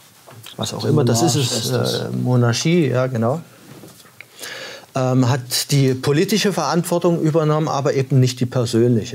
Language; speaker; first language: German; native; German